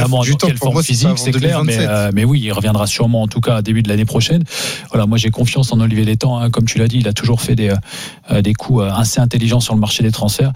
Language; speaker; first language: French; native; French